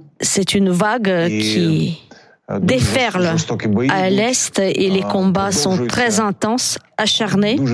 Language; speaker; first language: French; non-native, fluent; Ukrainian